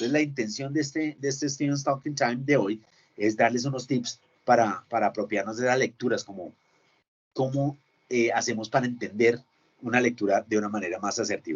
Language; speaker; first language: Spanish; native; Spanish